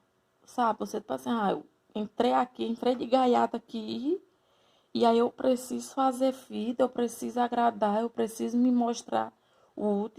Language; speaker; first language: Portuguese; native; Portuguese